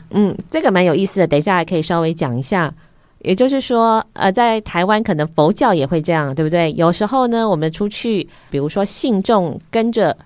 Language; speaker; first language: Chinese; native; Chinese